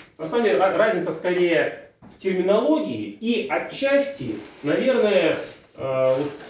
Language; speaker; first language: Russian; native; Russian